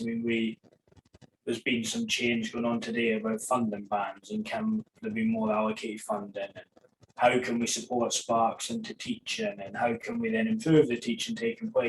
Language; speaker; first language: English; native; English